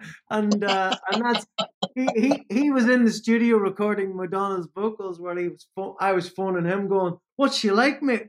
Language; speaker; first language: English; native; English